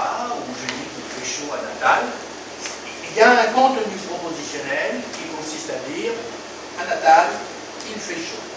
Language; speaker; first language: French; native; French